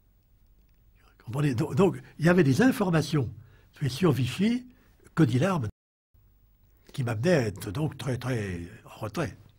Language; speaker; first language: French; native; French